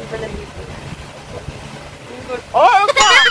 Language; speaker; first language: Filipino; native; Filipino